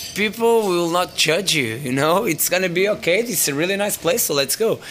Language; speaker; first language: English; non-native, fluent; Portuguese